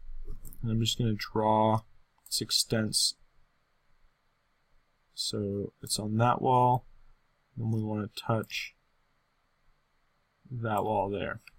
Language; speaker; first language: English; native; English